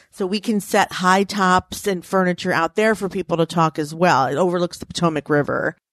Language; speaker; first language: English; native; English